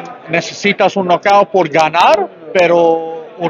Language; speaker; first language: Spanish; non-native, learner; English